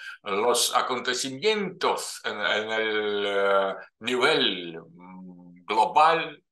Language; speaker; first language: Spanish; non-native, fluent; Russian